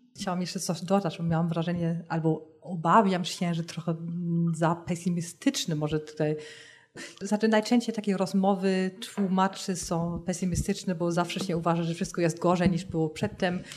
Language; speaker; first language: Polish; non-native, fluent; German